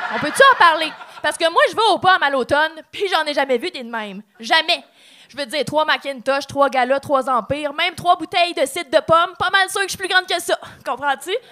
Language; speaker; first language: French; native; French